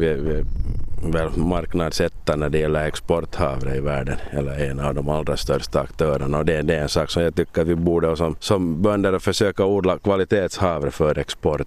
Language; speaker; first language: Swedish; native; Swedish